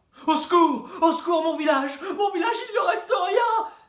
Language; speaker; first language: French; native; French